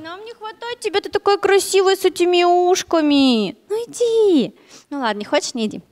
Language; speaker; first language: Russian; native; Russian